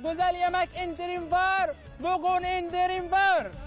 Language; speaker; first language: Turkish; non-native, learner; Arabic